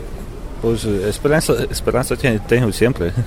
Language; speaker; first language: Spanish; non-native, learner; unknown